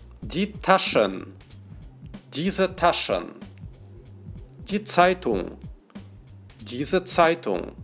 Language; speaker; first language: German; non-native, fluent; Russian